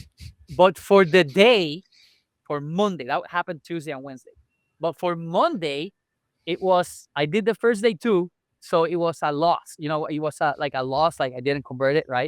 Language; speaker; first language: English; non-native, local second language; Spanish